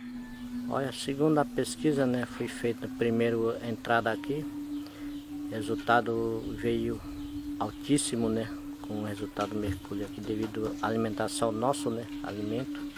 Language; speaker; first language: Portuguese; non-native, local second language; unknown